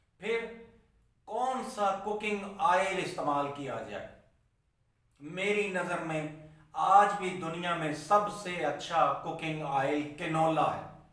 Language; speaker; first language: Urdu; non-native, local second language; Punjabi